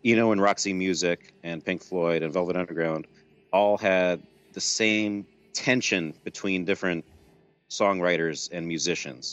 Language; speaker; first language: English; native; English